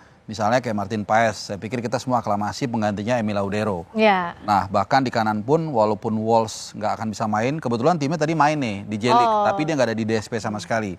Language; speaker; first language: Indonesian; native; Indonesian